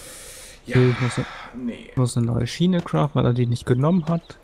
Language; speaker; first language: German; native; German